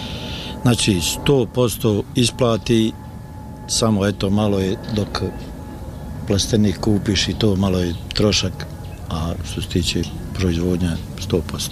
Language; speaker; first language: Serbian; native; Serbian